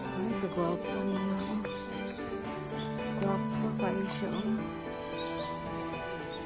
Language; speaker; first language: Filipino; non-native, local second language; Cebuano